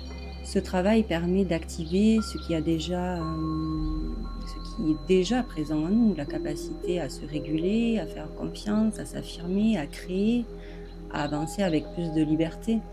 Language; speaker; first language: French; native; French